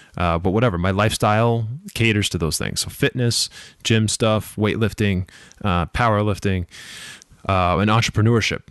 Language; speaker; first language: English; native; English